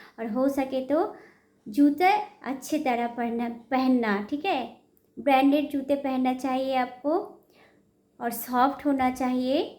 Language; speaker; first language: Hindi; non-native, local second language; Bangla